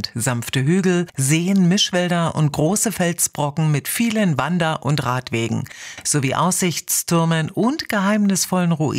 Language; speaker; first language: German; native; German